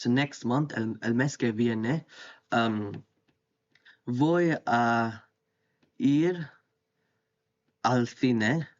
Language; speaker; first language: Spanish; non-native, fluent; English